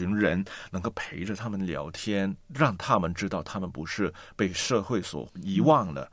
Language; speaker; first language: Chinese; non-native, local second language; Cantonese